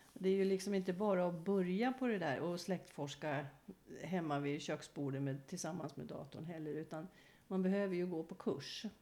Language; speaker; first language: Swedish; native; Swedish